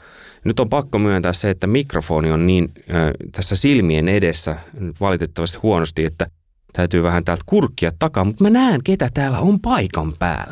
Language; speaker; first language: Finnish; native; Finnish